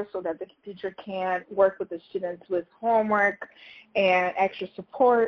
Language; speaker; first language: English; non-native, fluent; Portuguese